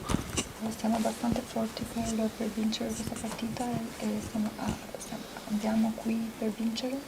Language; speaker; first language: Italian; non-native, fluent; Albanian